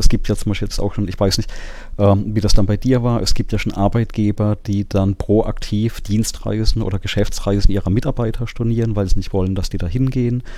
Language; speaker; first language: German; native; German